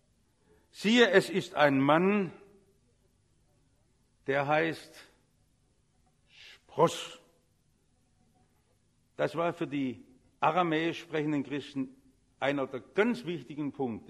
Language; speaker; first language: German; native; German